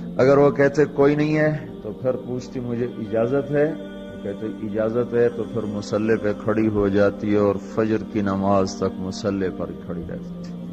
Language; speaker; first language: Urdu; non-native, local second language; Punjabi